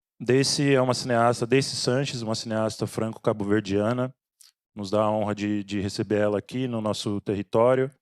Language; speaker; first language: Portuguese; native; Portuguese